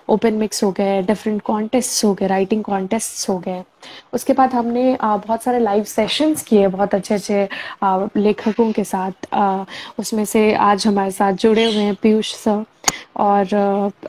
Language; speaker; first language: Hindi; native; Hindi